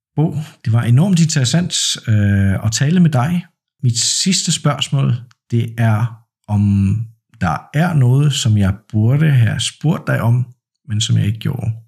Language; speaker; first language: Danish; non-native, fluent; Polish